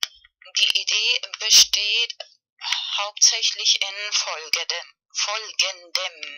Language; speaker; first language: German; non-native, fluent; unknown